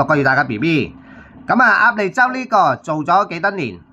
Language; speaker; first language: Cantonese; native; Cantonese